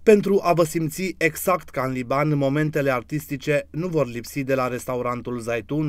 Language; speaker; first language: Romanian; native; Romanian